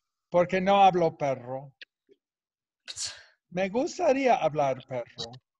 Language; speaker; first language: Spanish; non-native, fluent; English